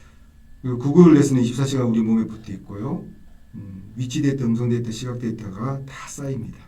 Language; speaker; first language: Korean; native; Korean